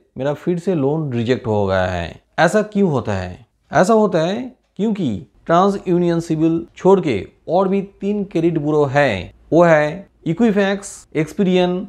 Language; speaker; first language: Hindi; non-native, local second language; Bangla